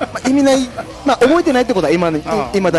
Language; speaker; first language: Japanese; native; Japanese